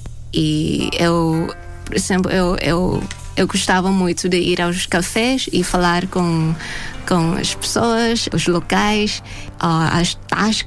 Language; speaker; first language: Portuguese; non-native, fluent; Thai